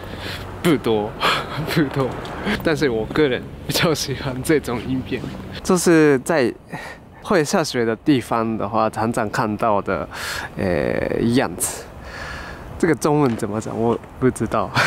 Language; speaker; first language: Chinese; non-native, fluent; Japanese